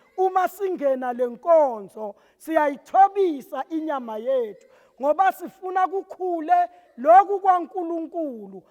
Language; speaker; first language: Zulu; non-native, local second language; Swati